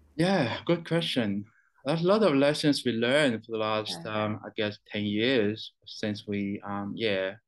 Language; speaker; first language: English; non-native, fluent; Chinese